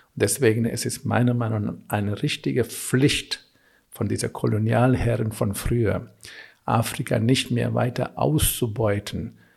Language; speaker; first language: German; non-native, fluent; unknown